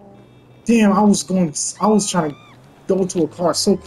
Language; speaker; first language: English; native; English